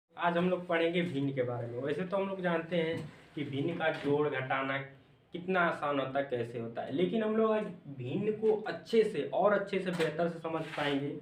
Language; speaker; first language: Hindi; native; Hindi